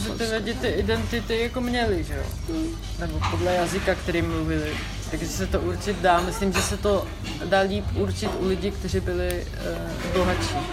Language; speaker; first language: Czech; early bilingual, heritage; Czech